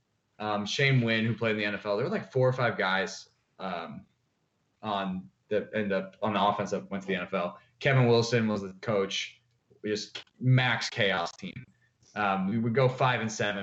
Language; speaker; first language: English; native; English